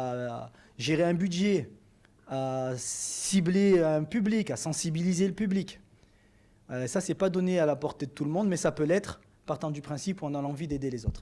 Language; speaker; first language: French; native; French